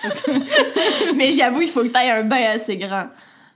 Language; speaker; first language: French; native; French